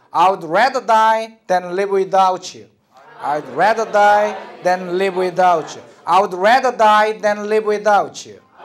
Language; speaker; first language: English; non-native, fluent; Korean